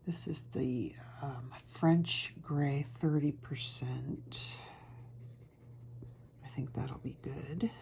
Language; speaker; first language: English; native; English